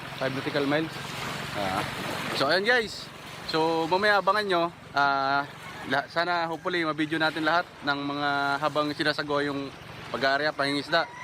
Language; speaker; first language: Filipino; non-native, local second language; Cebuano